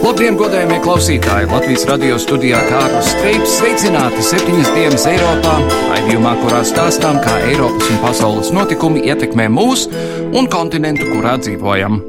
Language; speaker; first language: Latvian; early bilingual, heritage; Latvian